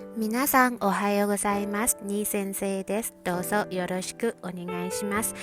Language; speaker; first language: Japanese; non-native, fluent; Thai